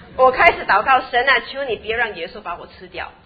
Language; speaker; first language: Chinese; native; Chinese